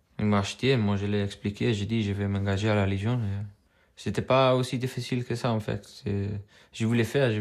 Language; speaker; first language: French; non-native, fluent; English